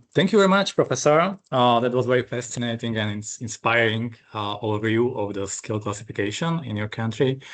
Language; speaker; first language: English; non-native, fluent; Slovak